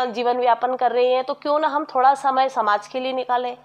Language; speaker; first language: Hindi; native; Hindi